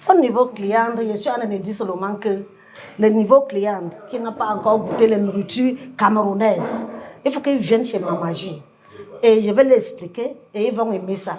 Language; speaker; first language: French; non-native, learner; English